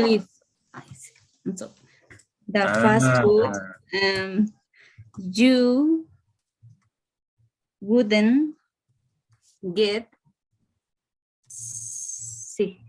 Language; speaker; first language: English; non-native, learner; Spanish